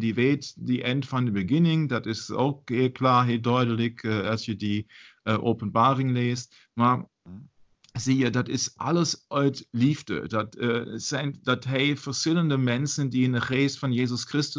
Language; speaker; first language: Dutch; non-native, fluent; German